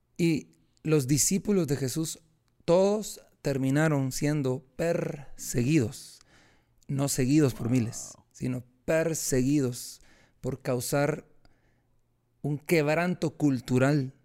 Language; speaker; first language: Spanish; native; Spanish